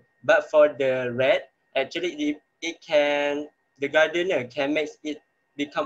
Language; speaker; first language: English; non-native, local second language; Malay